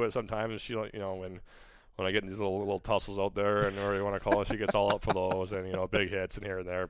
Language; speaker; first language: English; native; English